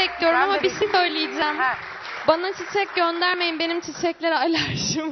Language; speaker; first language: Turkish; non-native, fluent; Persian